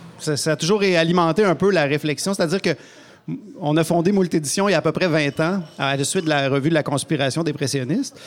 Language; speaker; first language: French; native; French